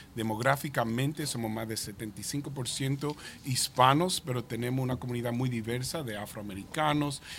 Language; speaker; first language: Spanish; early bilingual, heritage; Spanish